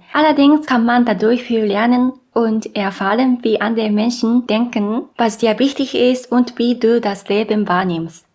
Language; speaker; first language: German; non-native, fluent; Japanese